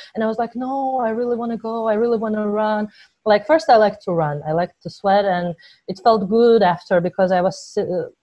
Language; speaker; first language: English; non-native, fluent; Georgian